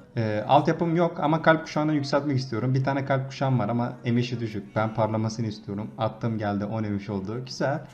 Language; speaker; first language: Turkish; native; Turkish